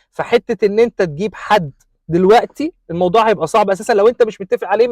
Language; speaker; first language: Arabic; native; Arabic